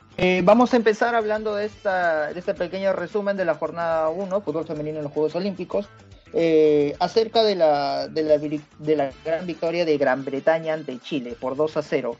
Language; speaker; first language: Spanish; native; Spanish